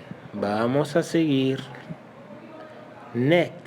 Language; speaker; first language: Spanish; non-native, local second language; Haitian Creole